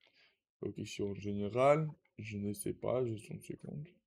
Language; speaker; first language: French; non-native, learner; Russian